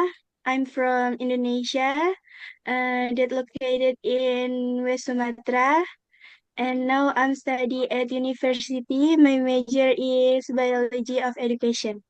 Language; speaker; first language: English; non-native, learner; Indonesian